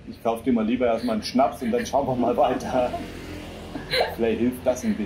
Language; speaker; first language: German; native; German